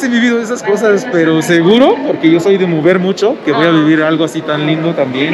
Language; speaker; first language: Spanish; non-native, fluent; Arabic